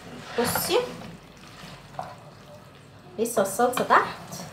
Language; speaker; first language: Arabic; native; Arabic